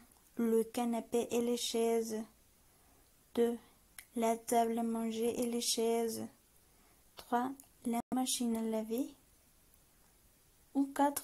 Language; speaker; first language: French; non-native, learner; Spanish